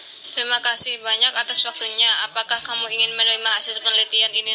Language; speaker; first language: Indonesian; native; Indonesian